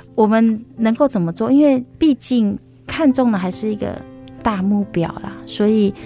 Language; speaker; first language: Chinese; native; Chinese